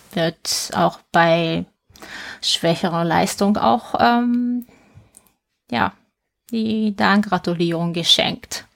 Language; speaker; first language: German; non-native, fluent; Japanese